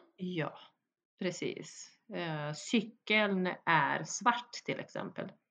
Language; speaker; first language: Swedish; early bilingual, other home language; Bosnian